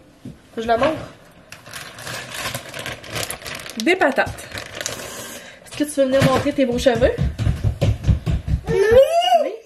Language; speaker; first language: French; native; French